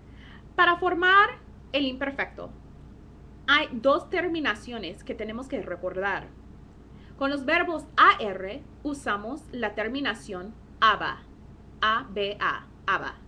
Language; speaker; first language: Spanish; non-native, fluent; English